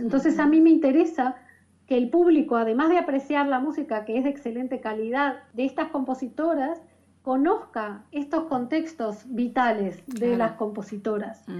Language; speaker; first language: Spanish; native; Spanish